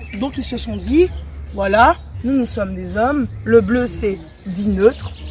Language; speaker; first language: French; native; French